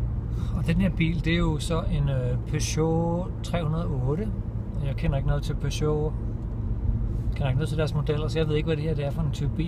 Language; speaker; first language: Danish; native; Danish